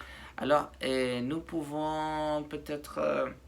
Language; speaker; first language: French; non-native, learner; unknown